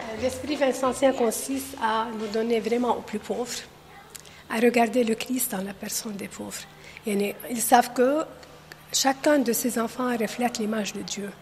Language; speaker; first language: French; non-native, local second language; Arabic